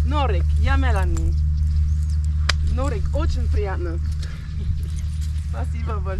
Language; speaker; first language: Russian; non-native, learner; German